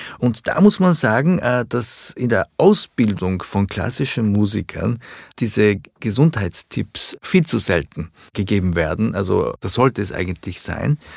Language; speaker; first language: German; early bilingual, other home language; Japanese